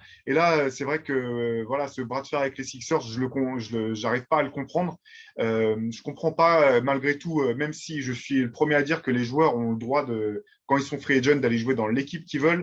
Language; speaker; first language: French; native; French